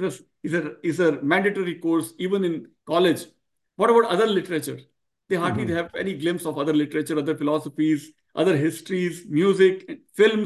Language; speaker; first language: English; non-native, local second language; Marwari